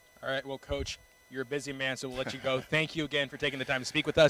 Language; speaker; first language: English; early bilingual, other home language; Spanish